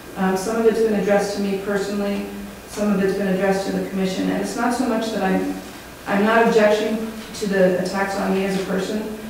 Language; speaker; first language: English; native; English